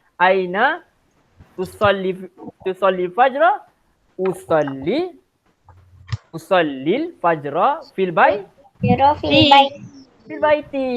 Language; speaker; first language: Arabic; non-native, fluent; Malay